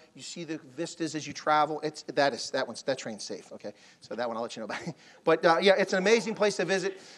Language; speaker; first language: English; native; English